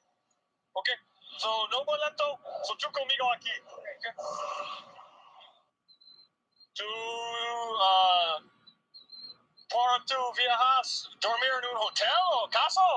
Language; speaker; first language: Spanish; non-native, learner; English